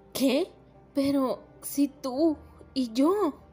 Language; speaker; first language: Spanish; native; Spanish